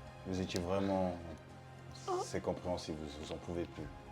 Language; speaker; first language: French; native; French